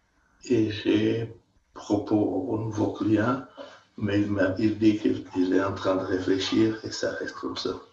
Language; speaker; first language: French; non-native, fluent; Portuguese